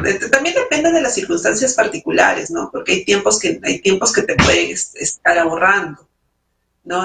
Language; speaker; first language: Spanish; native; Spanish